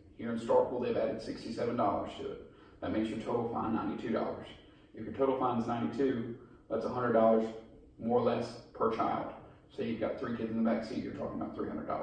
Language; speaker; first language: English; native; English